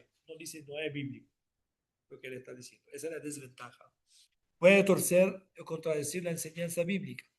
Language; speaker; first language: Spanish; non-native, fluent; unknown